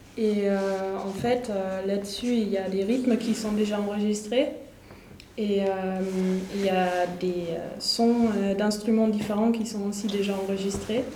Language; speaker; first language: French; native; French